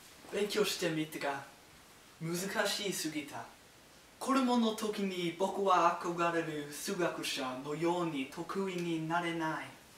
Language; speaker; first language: Japanese; non-native, learner; English